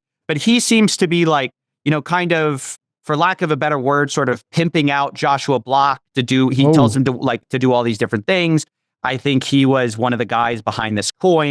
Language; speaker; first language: English; native; English